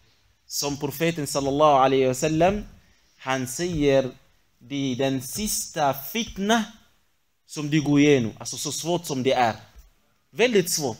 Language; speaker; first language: Swedish; non-native, fluent; Arabic